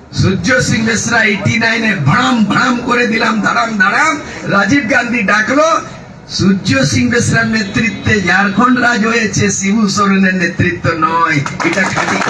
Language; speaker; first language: Bangla; non-native, local second language; Santali